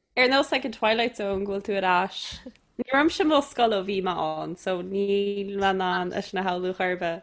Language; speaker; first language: Irish; native; Irish